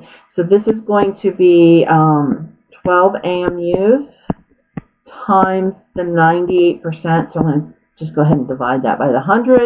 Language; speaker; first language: English; native; English